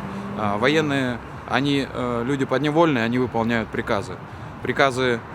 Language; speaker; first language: Russian; native; Russian